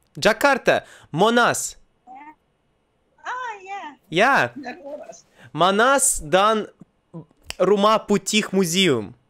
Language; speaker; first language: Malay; non-native, learner; Russian